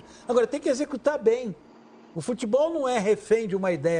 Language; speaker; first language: Portuguese; native; Portuguese